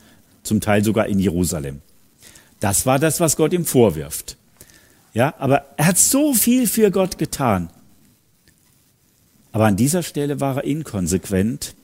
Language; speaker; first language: German; native; German